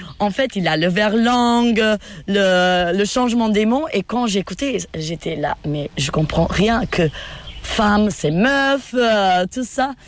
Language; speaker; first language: French; non-native, fluent; Portuguese